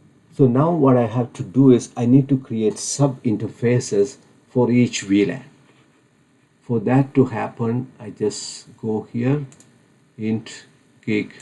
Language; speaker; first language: English; non-native, fluent; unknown